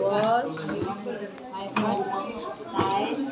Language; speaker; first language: English; non-native, learner; Indonesian